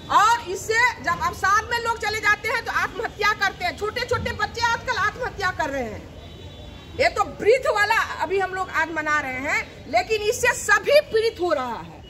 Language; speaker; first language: Hindi; native; Hindi